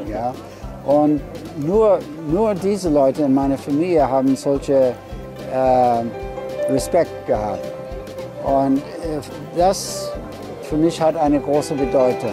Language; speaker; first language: German; non-native, learner; English